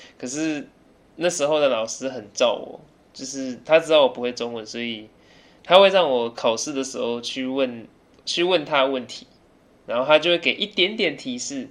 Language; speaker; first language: Chinese; early bilingual, other home language; English